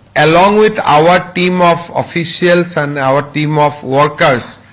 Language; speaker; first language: English; non-native, local second language; Assamese